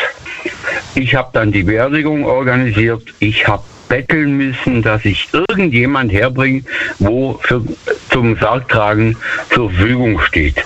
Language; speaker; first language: German; native; German